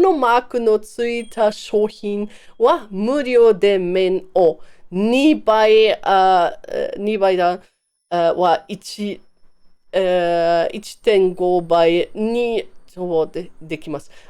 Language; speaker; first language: Japanese; non-native, learner; German